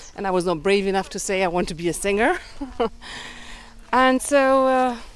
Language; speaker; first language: English; early bilingual, heritage; German